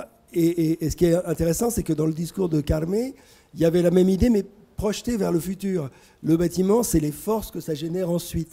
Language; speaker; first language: French; native; French